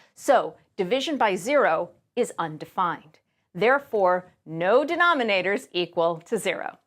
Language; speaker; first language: English; native; English